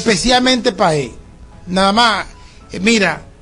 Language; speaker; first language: Spanish; native; Spanish